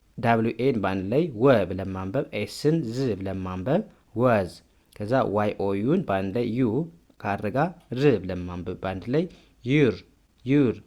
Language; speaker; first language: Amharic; native; Amharic